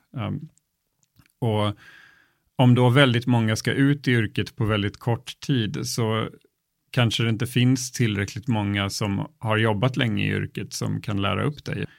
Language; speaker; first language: Swedish; native; Swedish